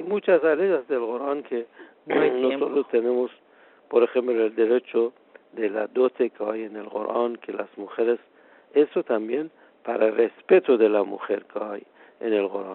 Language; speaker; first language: Spanish; non-native, fluent; Persian